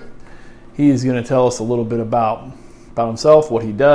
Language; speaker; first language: English; native; English